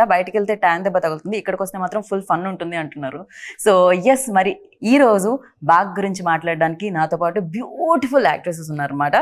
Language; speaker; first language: Telugu; native; Telugu